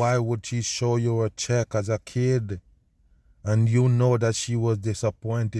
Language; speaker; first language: English; native; English